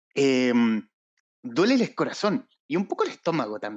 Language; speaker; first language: Spanish; native; Spanish